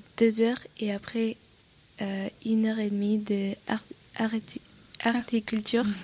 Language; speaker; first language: French; non-native, learner; Russian